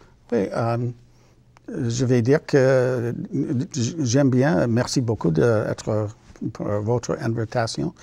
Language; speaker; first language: French; non-native, learner; English